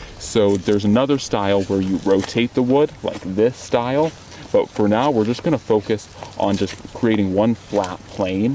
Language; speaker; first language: English; native; English